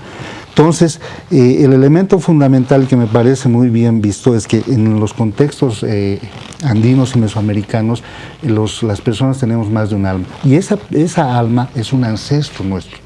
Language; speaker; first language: Spanish; native; Spanish